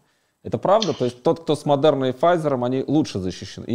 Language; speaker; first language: Russian; native; Russian